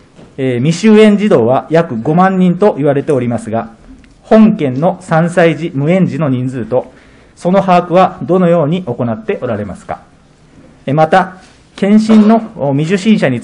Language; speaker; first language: Japanese; native; Japanese